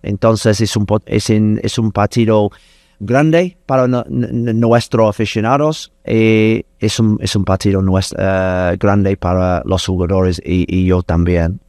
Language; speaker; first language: Spanish; non-native, learner; English